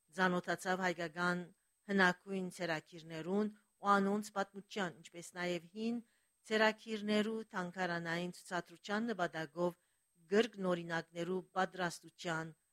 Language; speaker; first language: Armenian; early bilingual, heritage; Armenian